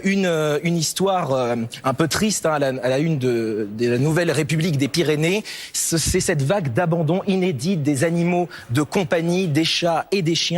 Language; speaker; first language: French; native; French